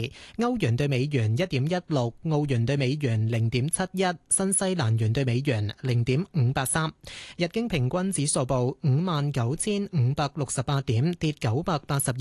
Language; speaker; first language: Cantonese; native; Cantonese